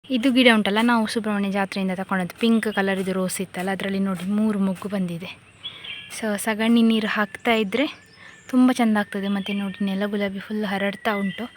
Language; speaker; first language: Kannada; native; Kannada